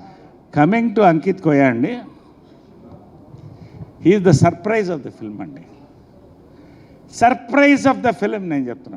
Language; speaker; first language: Telugu; native; Telugu